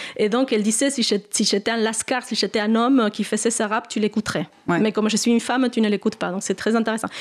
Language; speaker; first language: French; non-native, fluent; Spanish